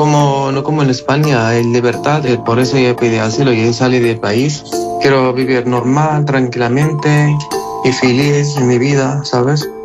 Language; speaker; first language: Spanish; non-native, learner; Arabic